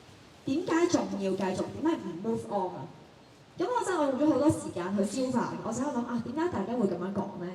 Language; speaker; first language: Cantonese; native; Cantonese